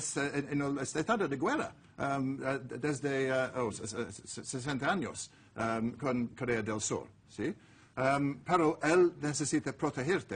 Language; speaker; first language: Spanish; non-native, learner; English